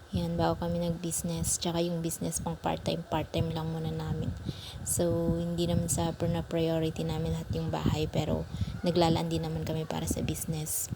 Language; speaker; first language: Filipino; non-native, local second language; Iloko